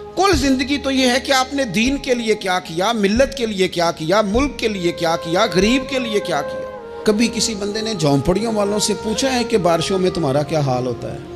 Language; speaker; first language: Urdu; non-native, local second language; Punjabi